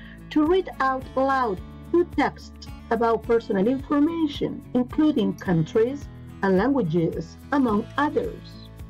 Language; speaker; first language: English; non-native, fluent; Spanish